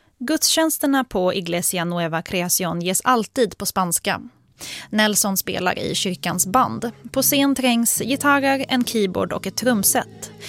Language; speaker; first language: Swedish; native; Swedish